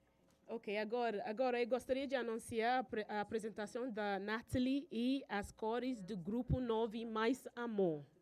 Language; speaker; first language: Portuguese; non-native, fluent; English